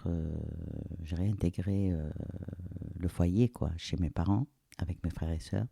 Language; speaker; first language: French; non-native, local second language; Arabic